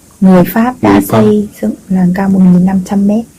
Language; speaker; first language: Vietnamese; non-native, learner; Korean